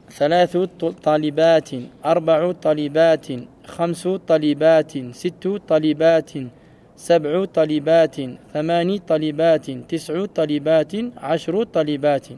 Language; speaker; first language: Arabic; non-native, fluent; French